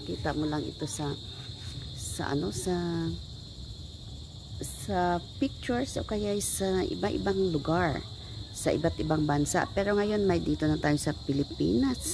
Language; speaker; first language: Filipino; non-native, local second language; Hiligaynon